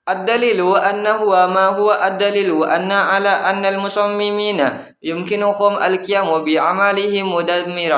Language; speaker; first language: Arabic; non-native, learner; Indonesian